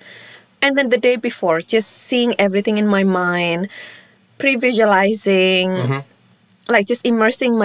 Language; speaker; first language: English; non-native, local second language; Chinese